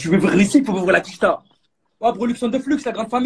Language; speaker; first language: French; native; French